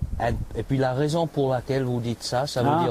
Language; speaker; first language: French; non-native, fluent; English